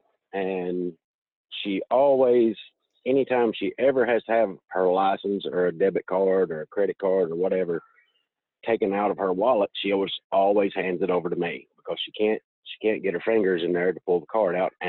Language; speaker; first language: English; native; English